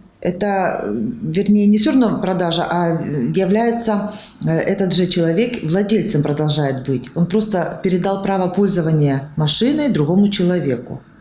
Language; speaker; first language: Russian; native; Russian